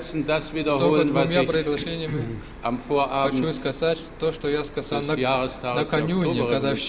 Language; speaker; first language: Russian; non-native, learner; German